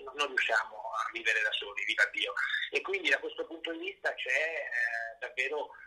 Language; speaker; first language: Italian; native; Italian